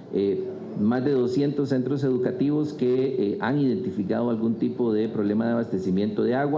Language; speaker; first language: Spanish; native; Spanish